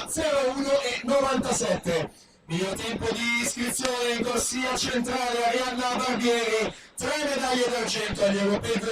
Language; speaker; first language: Italian; native; Italian